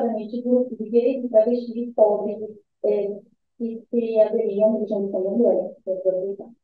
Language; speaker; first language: Portuguese; native; Portuguese